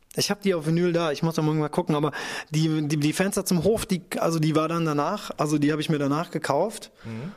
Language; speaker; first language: German; native; German